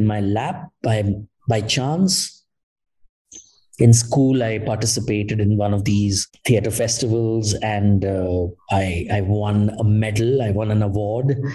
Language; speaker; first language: English; non-native, local second language; Hindi